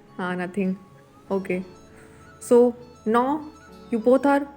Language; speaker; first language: English; non-native, local second language; Hindi